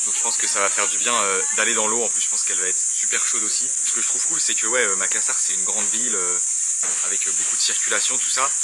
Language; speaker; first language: French; native; French